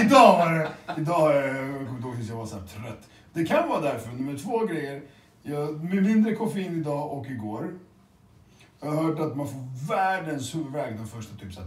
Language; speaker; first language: Swedish; early bilingual, other home language; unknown